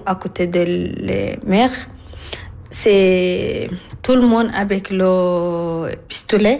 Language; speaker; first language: French; non-native, learner; Arabic